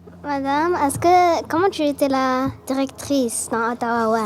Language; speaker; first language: French; early bilingual, other home language; Arabic